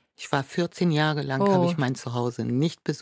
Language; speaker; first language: German; non-native, fluent; Arabic